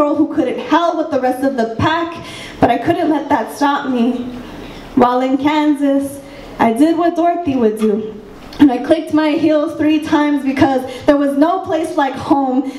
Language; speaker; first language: English; early bilingual, other home language; Spanish